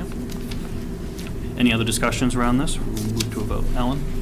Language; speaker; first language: English; native; English